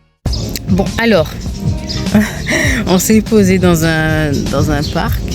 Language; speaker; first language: French; native; French